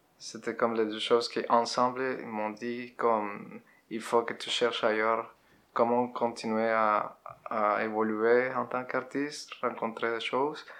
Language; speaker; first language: French; non-native, fluent; Spanish